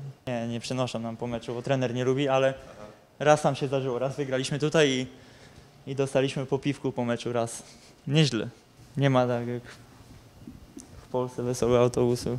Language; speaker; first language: Polish; native; Polish